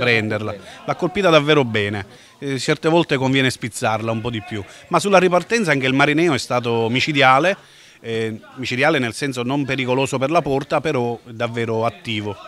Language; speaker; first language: Italian; native; Italian